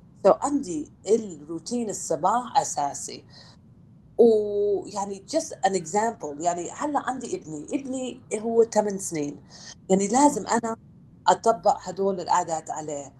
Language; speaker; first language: Arabic; early bilingual, other home language; English